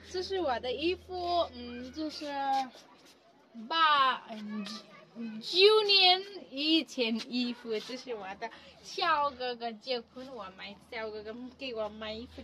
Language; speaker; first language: Chinese; non-native, learner; Nepali